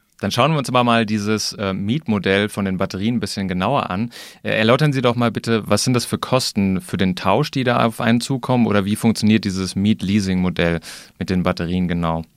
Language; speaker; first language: German; native; German